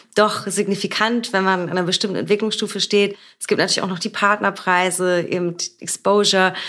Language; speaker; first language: German; native; German